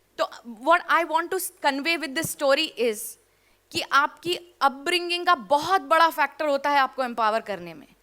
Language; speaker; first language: Hindi; native; Hindi